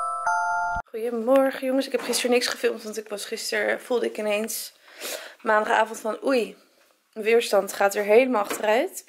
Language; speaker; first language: Dutch; native; Dutch